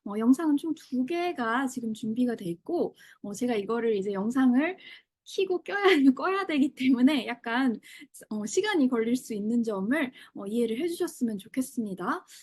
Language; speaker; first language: Korean; native; Korean